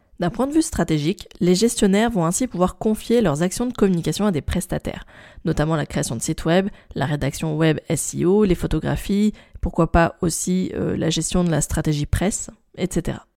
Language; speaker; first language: French; native; French